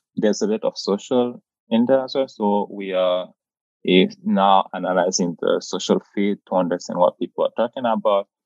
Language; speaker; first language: English; non-native, fluent; Haitian Creole